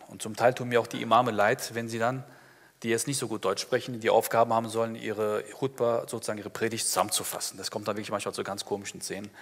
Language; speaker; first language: German; early bilingual, other home language; Turkish